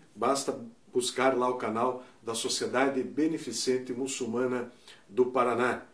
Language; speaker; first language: Portuguese; native; Portuguese